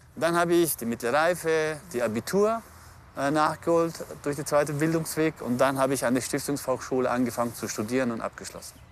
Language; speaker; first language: German; early bilingual, other home language; Turkish